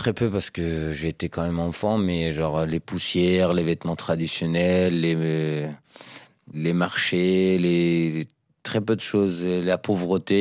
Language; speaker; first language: French; non-native, fluent; Persian